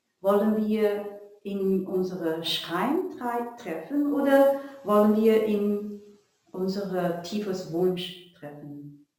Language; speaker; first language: German; non-native, learner; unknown